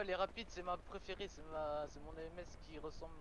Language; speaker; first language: French; native; French